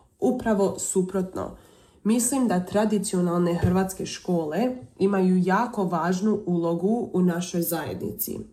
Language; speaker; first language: Serbian; early bilingual, heritage; Croatian